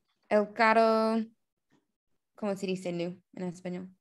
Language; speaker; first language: Spanish; non-native, learner; English